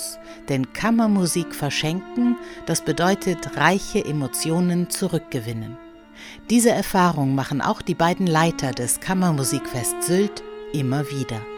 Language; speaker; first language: German; native; German